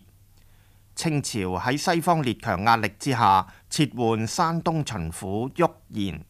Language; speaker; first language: Chinese; non-native, local second language; Cantonese